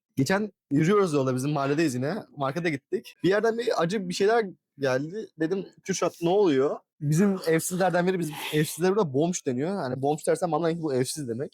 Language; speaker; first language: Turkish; native; Turkish